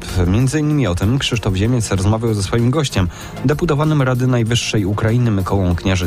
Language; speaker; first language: Polish; native; Polish